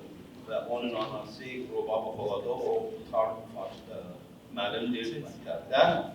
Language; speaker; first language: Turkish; non-native, learner; Azerbaijani